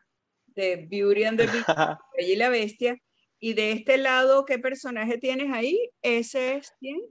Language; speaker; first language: Spanish; native; Spanish